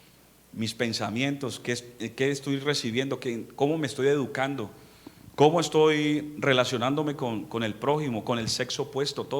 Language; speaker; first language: Spanish; native; Spanish